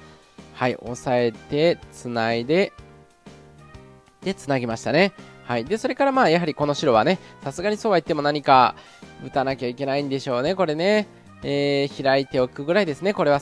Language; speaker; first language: Japanese; native; Japanese